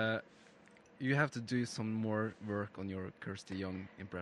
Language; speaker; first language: English; non-native, fluent; Norwegian